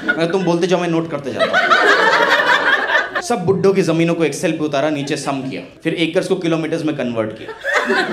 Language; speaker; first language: Hindi; non-native, local second language; Bangla